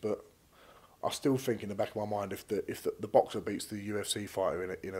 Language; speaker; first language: English; native; English